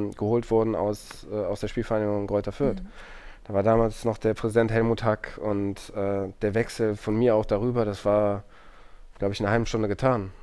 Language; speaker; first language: German; native; German